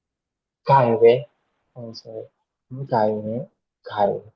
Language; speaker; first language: Korean; non-native, learner; Chinese